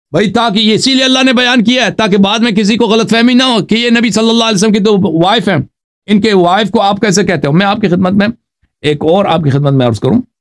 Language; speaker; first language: Urdu; non-native, fluent; Persian